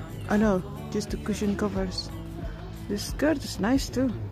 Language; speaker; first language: English; non-native, fluent; Indonesian